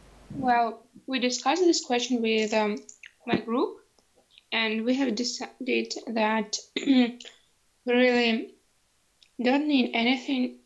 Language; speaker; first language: English; non-native, learner; Russian